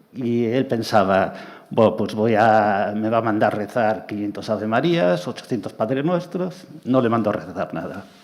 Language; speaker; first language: Spanish; non-native, local second language; Galician